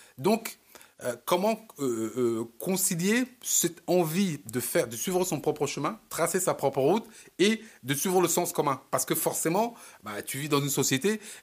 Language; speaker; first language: French; early bilingual, other home language; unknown